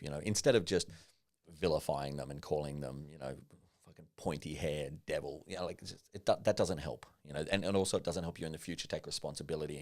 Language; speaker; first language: English; native; English